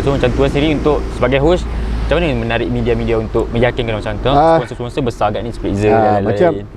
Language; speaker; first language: Malay; native; Malay